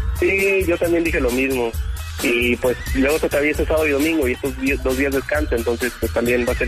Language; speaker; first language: Spanish; native; Spanish